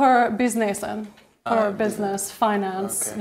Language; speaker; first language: Albanian; non-native, learner; English